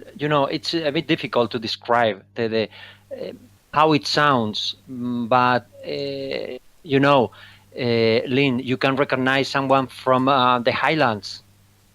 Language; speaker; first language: English; non-native, fluent; Spanish